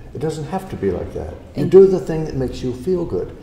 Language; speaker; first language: English; native; English